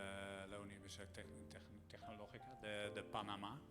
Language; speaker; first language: Spanish; non-native, fluent; Dutch